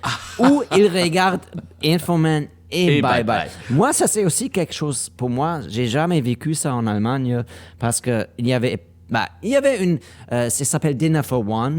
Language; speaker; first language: French; non-native, learner; German